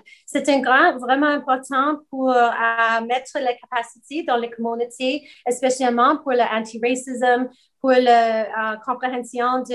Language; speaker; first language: French; non-native, learner; English